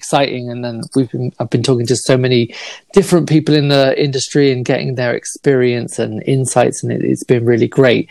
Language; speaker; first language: English; native; English